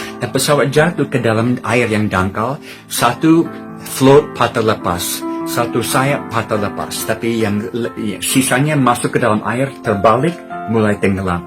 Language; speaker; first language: Indonesian; non-native, fluent; English